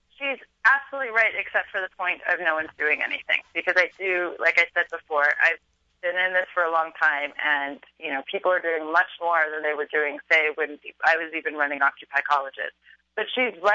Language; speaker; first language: English; native; English